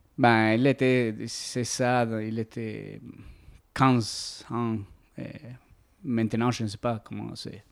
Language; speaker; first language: French; non-native, learner; Spanish